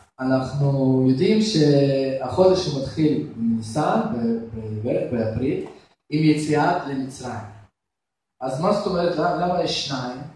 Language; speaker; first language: Hebrew; non-native, fluent; Russian